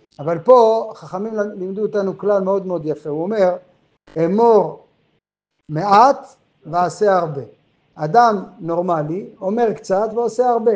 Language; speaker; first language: Hebrew; non-native, fluent; French